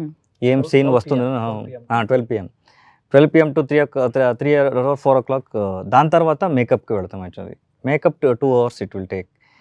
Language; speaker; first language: Telugu; non-native, learner; Kannada